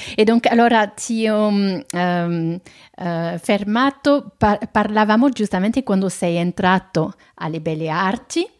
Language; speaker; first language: Italian; non-native, fluent; French